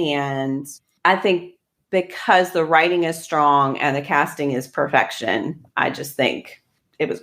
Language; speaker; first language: English; native; English